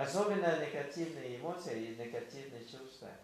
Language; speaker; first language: Russian; non-native, fluent; Thai